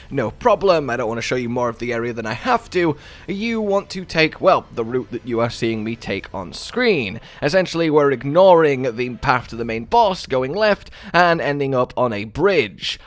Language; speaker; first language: English; native; English